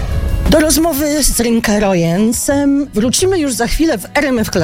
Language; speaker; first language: Polish; native; Polish